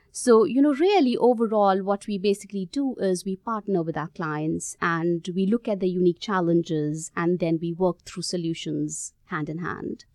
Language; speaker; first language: English; non-native, local second language; Hindi